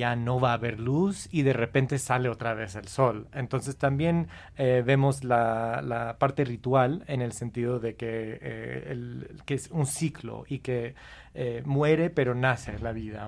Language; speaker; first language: Spanish; non-native, fluent; English